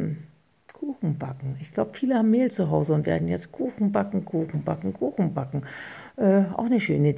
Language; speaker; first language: German; native; German